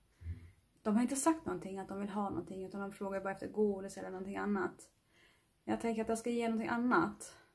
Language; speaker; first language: Swedish; native; Swedish